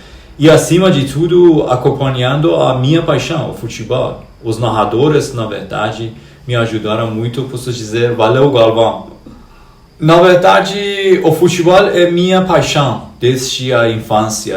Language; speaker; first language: Portuguese; non-native, fluent; Persian